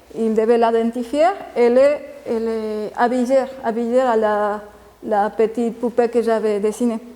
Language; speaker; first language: French; non-native, fluent; Spanish